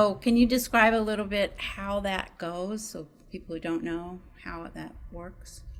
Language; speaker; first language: English; native; English